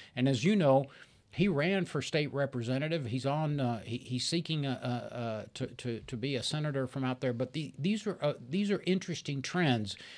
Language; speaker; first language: English; early bilingual, other home language; Spanish